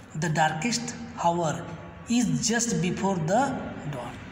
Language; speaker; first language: English; non-native, local second language; Marathi